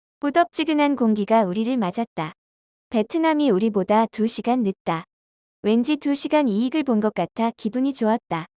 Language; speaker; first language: Korean; native; Korean